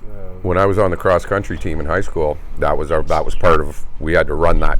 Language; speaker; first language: English; native; English